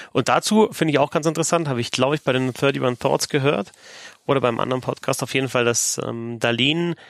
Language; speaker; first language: German; native; German